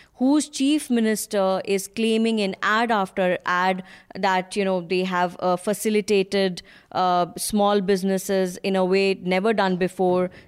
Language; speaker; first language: English; non-native, local second language; Hindi